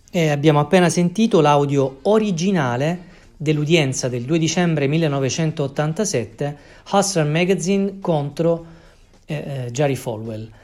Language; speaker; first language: Italian; native; Italian